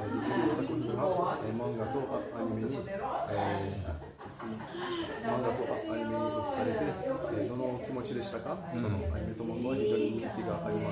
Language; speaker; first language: Japanese; non-native, fluent; Portuguese